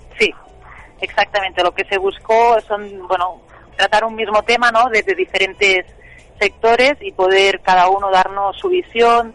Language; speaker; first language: Spanish; non-native, local second language; Catalan